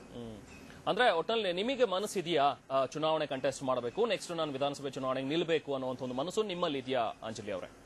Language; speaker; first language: Kannada; native; Kannada